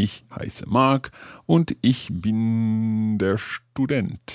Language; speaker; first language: German; non-native, learner; English